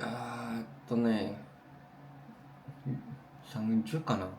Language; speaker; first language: Japanese; non-native, learner; Filipino